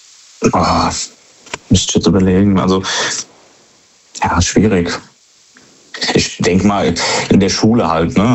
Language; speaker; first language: German; native; German